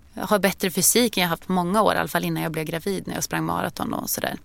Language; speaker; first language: Swedish; native; Swedish